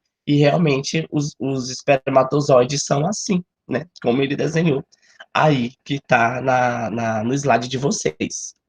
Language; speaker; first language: Portuguese; native; Portuguese